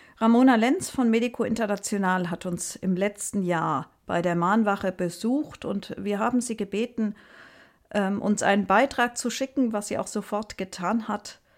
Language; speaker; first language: German; native; German